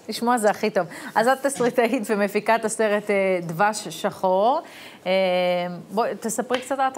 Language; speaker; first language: Hebrew; native; Hebrew